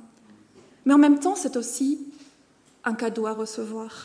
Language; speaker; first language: French; non-native, fluent; German